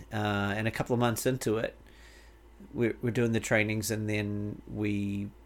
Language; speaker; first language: English; native; English